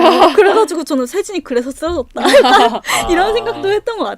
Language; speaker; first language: Korean; native; Korean